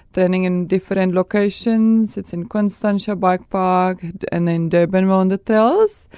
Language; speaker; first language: English; non-native, fluent; Czech